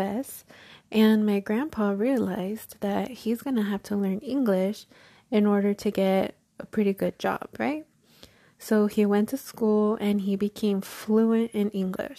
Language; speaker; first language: English; early bilingual, other home language; Spanish